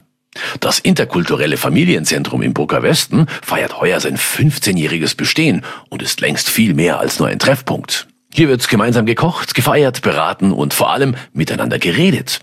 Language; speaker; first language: German; native; German